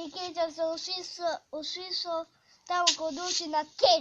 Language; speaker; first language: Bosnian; early bilingual, heritage; Bosnian